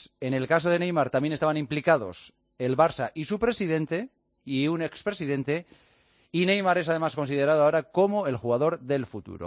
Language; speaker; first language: Spanish; native; Spanish